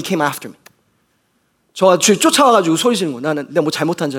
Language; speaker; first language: Korean; native; Korean